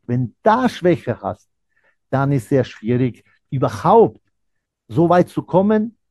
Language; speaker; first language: German; non-native, fluent; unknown